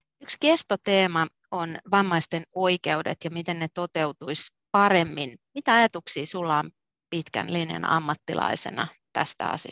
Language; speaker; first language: Finnish; native; Finnish